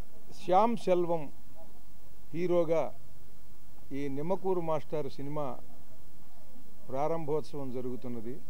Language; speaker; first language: Telugu; native; Telugu